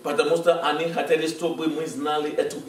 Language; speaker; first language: Russian; non-native, fluent; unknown